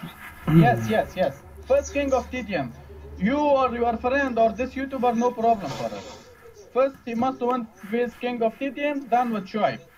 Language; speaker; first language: English; non-native, learner; Uzbek